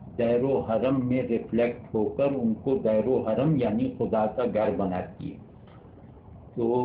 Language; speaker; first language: Urdu; native; Urdu